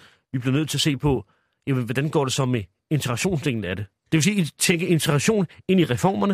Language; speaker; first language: Danish; early bilingual, other home language; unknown